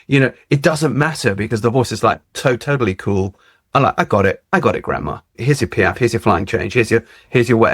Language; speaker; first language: English; native; English